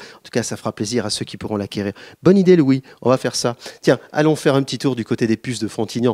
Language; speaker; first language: French; native; French